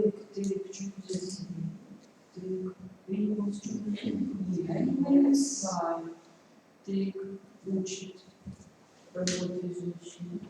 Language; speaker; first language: Russian; non-native, learner; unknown